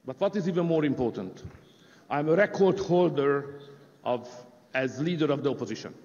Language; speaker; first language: English; non-native, fluent; Hungarian